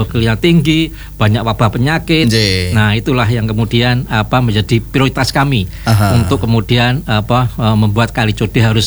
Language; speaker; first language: Indonesian; native; Indonesian